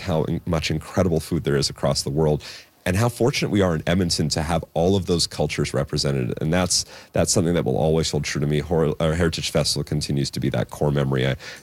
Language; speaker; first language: English; native; English